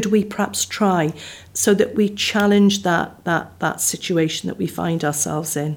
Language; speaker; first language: English; native; English